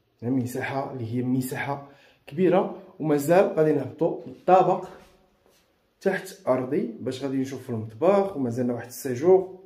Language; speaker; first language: Arabic; native; Arabic